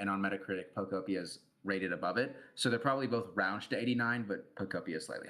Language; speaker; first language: English; native; English